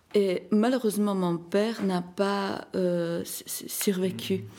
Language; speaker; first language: French; non-native, fluent; Slovak